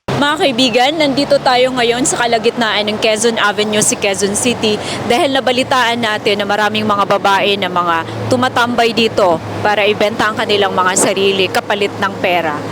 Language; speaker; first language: Filipino; native; Filipino